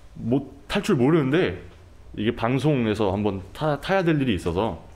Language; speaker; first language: Korean; non-native, fluent; Portuguese